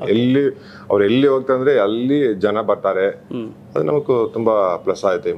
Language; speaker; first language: Kannada; non-native, learner; Tamil